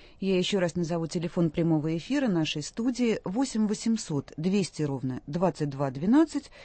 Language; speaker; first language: Russian; native; Russian